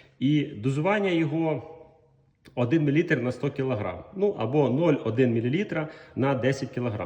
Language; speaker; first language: Ukrainian; non-native, local second language; Russian